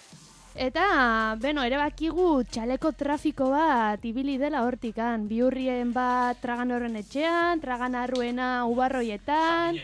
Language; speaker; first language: Basque; native; Basque